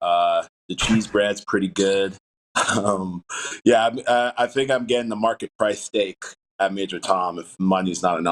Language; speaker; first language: English; native; English